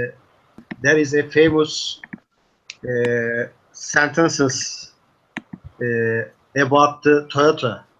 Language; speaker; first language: English; non-native, learner; Turkish